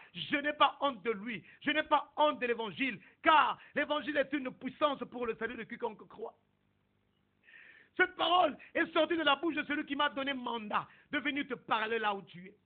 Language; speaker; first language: French; non-native, local second language; Lingala